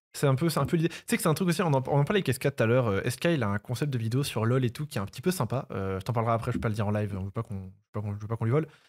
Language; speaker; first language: French; native; French